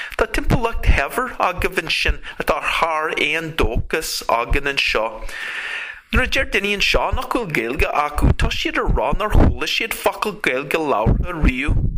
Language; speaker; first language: Irish; non-native, fluent; English